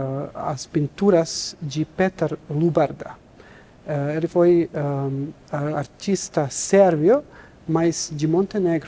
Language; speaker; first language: Portuguese; non-native, learner; Serbian